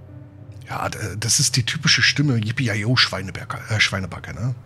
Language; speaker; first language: German; native; German